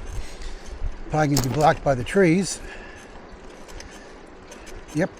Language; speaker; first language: English; native; English